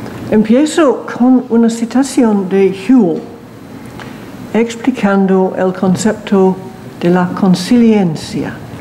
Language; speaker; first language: Spanish; non-native, learner; English